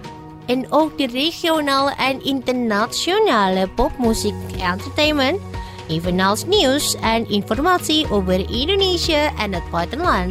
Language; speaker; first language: Dutch; non-native, fluent; Indonesian